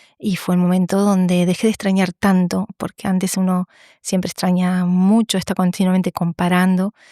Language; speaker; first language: Spanish; native; Spanish